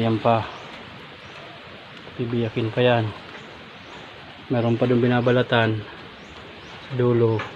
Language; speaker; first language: Filipino; non-native, local second language; Bikol